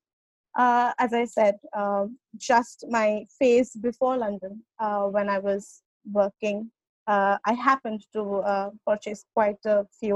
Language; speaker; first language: English; non-native, local second language; Bangla